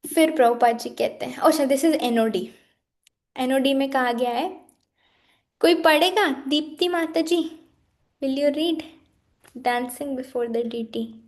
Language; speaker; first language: Hindi; native; Hindi